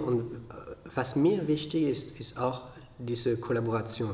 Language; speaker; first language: German; non-native, fluent; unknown